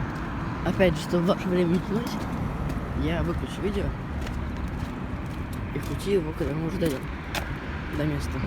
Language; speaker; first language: Russian; native; Russian